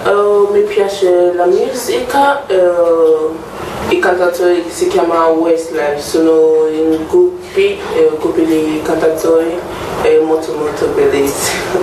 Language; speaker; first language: Italian; non-native, learner; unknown